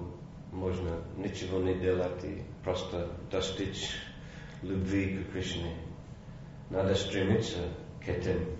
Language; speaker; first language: Russian; non-native, fluent; English